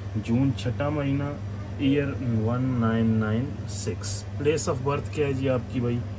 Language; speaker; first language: Urdu; non-native, local second language; Punjabi